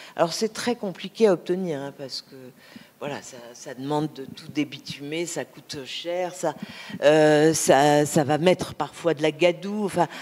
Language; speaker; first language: French; native; French